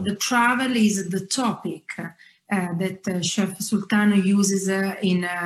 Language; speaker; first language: English; non-native, fluent; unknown